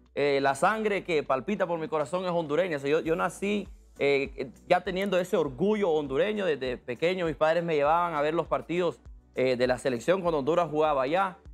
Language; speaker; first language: Spanish; early bilingual, heritage; Spanish